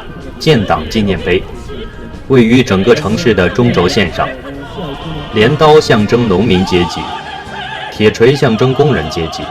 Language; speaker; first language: Chinese; native; Chinese